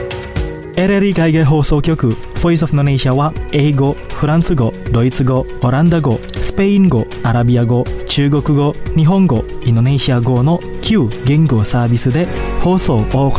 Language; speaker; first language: Japanese; non-native, fluent; Indonesian